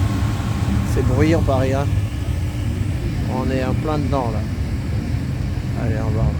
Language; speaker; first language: French; native; French